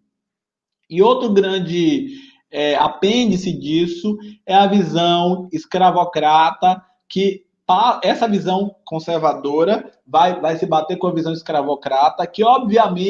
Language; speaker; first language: Portuguese; native; Portuguese